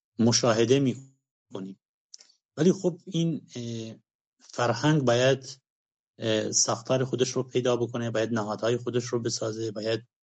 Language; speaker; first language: Persian; non-native, local second language; Kurdish